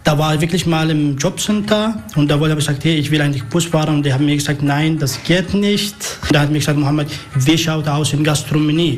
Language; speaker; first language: German; non-native, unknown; Arabic